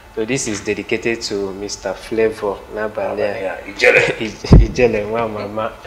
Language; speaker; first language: English; non-native, local second language; Igbo